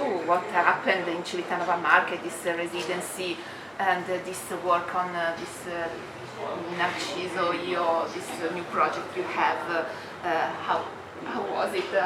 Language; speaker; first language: English; non-native, fluent; Italian